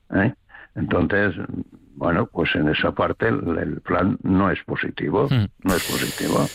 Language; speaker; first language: Spanish; native; Spanish